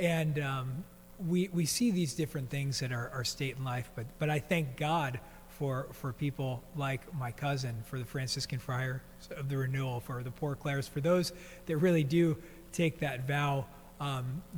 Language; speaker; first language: English; native; English